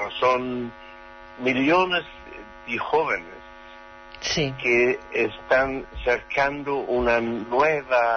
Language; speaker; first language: Spanish; non-native, learner; German